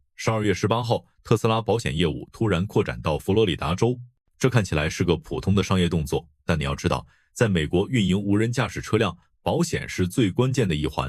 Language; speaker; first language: Chinese; native; Chinese